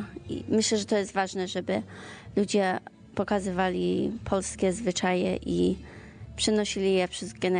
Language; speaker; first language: Polish; early bilingual, heritage; Polish